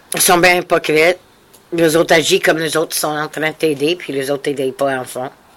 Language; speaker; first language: French; early bilingual, heritage; French